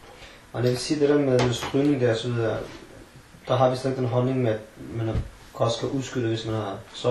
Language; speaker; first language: Danish; native; Danish